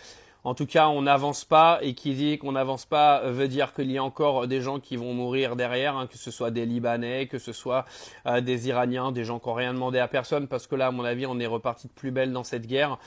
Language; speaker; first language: French; native; French